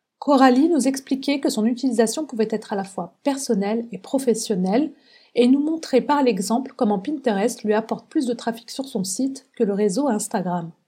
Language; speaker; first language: French; native; French